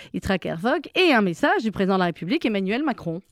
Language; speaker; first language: French; native; French